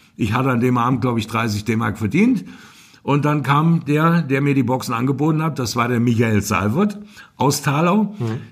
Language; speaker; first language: German; native; German